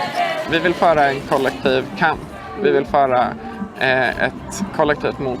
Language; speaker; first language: Swedish; native; Swedish